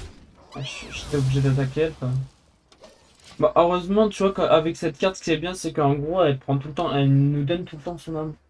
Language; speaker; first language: French; native; French